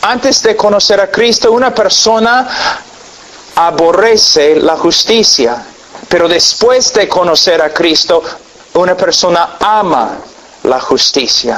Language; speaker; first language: Spanish; non-native, fluent; English